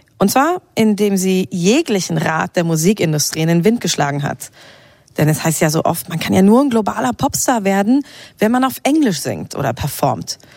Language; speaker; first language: German; native; German